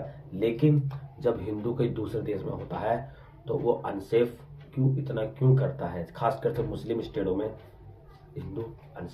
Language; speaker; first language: Hindi; native; Hindi